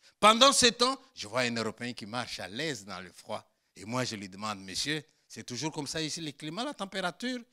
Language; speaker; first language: French; non-native, local second language; Luba-Lulua